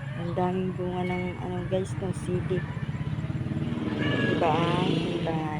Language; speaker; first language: Filipino; native; Filipino